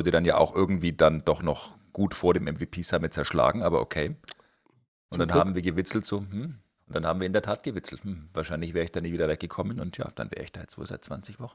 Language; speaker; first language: German; native; German